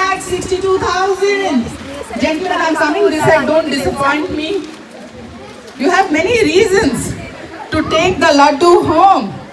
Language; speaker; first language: English; non-native, local second language; Telugu